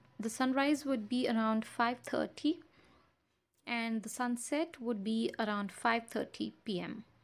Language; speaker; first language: English; non-native, local second language; Kannada